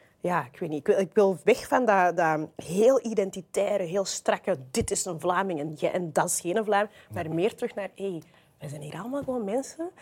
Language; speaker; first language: Dutch; native; Dutch